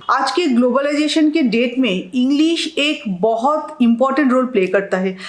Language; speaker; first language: Hindi; non-native, local second language; Bangla